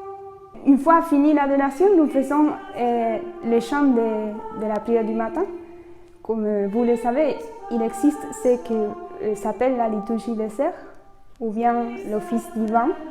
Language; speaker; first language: French; non-native, fluent; Spanish